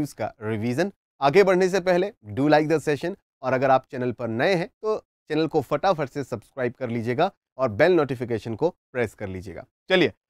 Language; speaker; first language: Hindi; native; Hindi